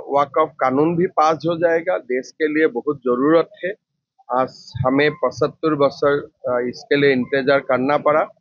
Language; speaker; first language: Hindi; non-native, local second language; Assamese